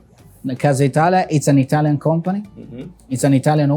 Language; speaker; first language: English; non-native, fluent; Italian